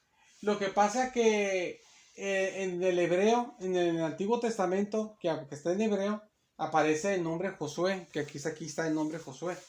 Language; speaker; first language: Spanish; native; Spanish